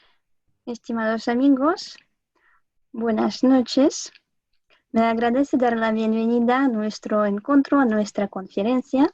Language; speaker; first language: Spanish; non-native, fluent; Russian